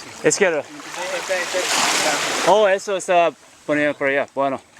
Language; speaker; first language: Spanish; non-native, learner; English